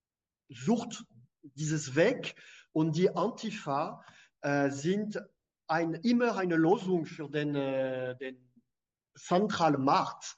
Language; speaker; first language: German; non-native, fluent; French